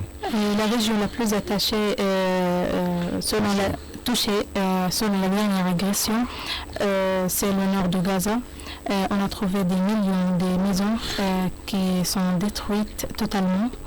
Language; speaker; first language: French; non-native, learner; Arabic